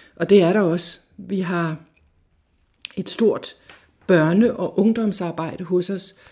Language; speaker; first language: Danish; native; Danish